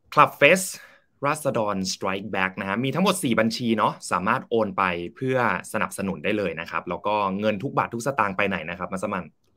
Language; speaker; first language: Thai; native; Thai